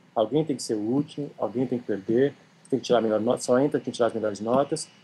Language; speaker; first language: Portuguese; native; Portuguese